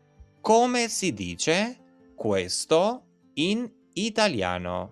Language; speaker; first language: Italian; non-native, fluent; Albanian